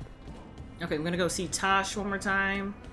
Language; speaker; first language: English; native; English